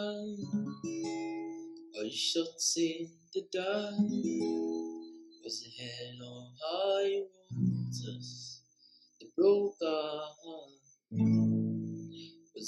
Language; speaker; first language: English; non-native, local second language; Igbo